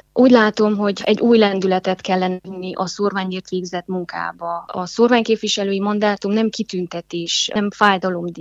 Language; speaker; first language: Hungarian; native; Hungarian